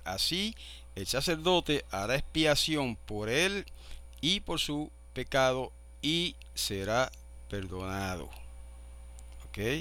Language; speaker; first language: Spanish; native; Spanish